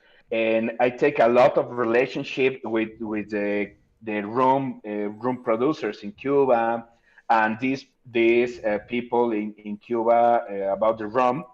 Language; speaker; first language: English; non-native, learner; Spanish